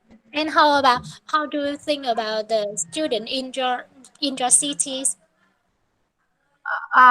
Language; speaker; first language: English; non-native, learner; Vietnamese